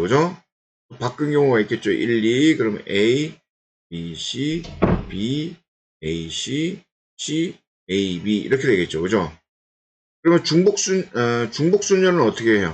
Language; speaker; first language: Korean; native; Korean